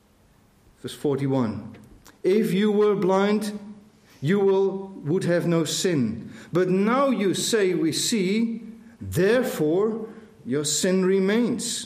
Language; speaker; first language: English; non-native, fluent; Dutch